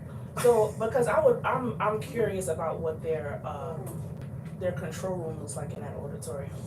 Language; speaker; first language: English; native; English